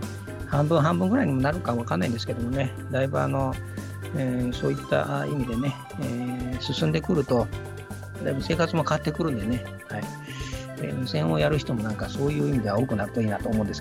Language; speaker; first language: Japanese; native; Japanese